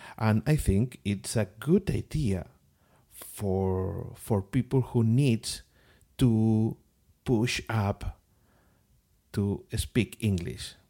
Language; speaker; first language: English; non-native, learner; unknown